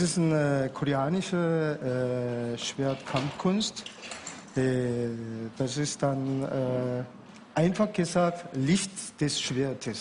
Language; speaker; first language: German; non-native, learner; Korean